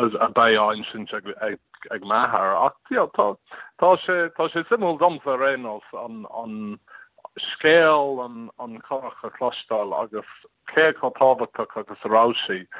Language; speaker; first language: Irish; non-native, learner; English